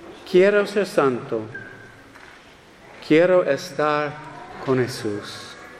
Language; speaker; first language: Spanish; non-native, learner; English